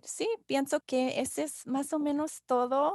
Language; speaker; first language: Spanish; non-native, fluent; English